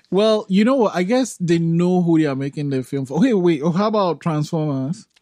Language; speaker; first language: English; non-native, local second language; Yoruba